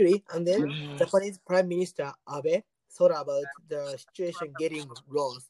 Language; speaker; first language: English; non-native, learner; Japanese